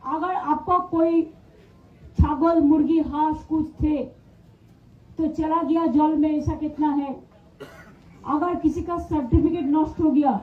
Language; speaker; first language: Hindi; non-native, local second language; Bangla